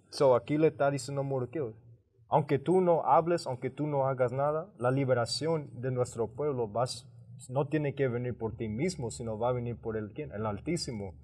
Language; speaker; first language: Spanish; early bilingual, heritage; Spanish